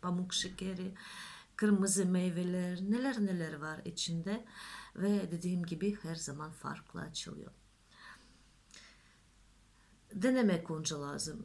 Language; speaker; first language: Turkish; non-native, learner; Russian